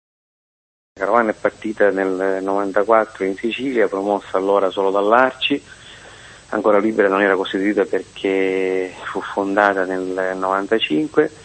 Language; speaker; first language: Italian; native; Italian